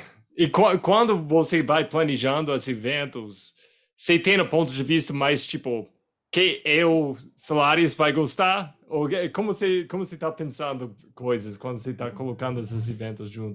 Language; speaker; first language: Portuguese; non-native, fluent; English